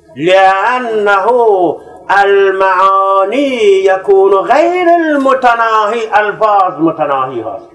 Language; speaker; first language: Arabic; non-native, fluent; Persian